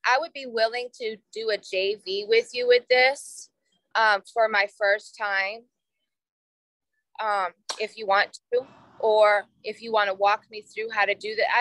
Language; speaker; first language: English; native; English